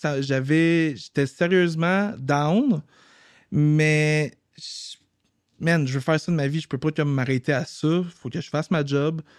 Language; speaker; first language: French; native; French